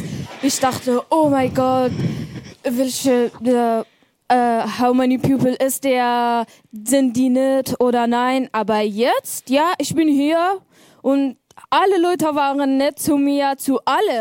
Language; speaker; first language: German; non-native, learner; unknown